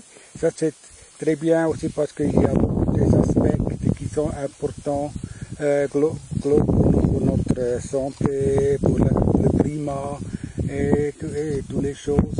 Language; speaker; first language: French; non-native, fluent; German